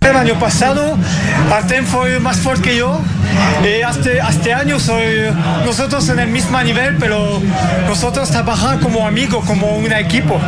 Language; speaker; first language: Portuguese; non-native, learner; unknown